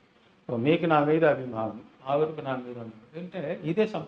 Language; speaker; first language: Telugu; non-native, learner; Tamil